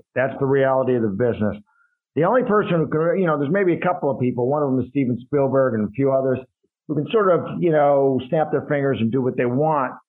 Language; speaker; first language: English; native; English